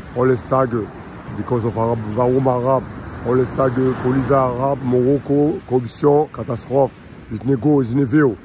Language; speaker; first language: German; non-native, learner; French